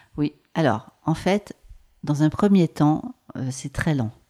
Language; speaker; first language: French; native; French